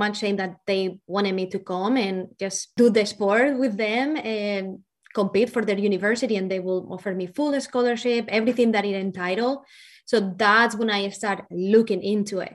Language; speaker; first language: English; non-native, fluent; Spanish